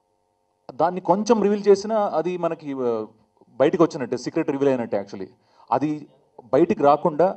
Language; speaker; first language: Telugu; non-native, fluent; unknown